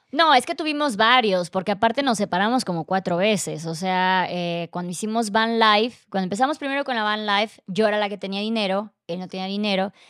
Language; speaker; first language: Spanish; native; Spanish